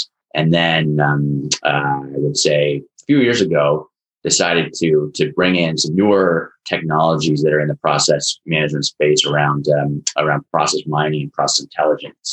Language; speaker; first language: English; native; English